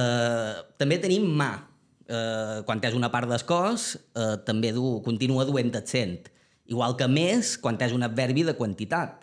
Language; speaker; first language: Catalan; native; Catalan